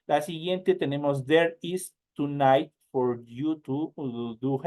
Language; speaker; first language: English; non-native, learner; Spanish